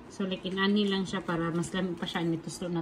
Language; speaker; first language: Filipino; non-native, local second language; Cebuano